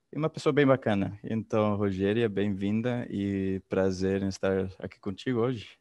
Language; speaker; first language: Portuguese; non-native, fluent; Spanish